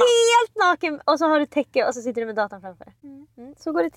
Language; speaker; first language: Swedish; native; Swedish